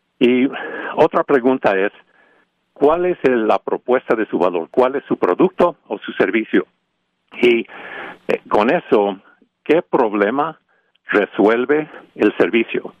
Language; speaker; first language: Spanish; early bilingual, heritage; Spanish